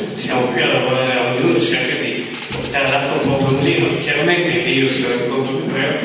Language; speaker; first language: Italian; early bilingual, other home language; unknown